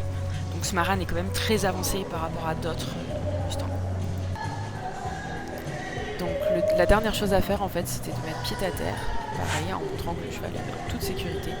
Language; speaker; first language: French; native; French